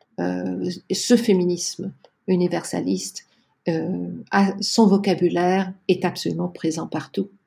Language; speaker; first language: French; native; French